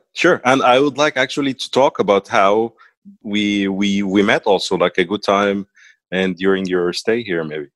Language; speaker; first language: English; non-native, fluent; Arabic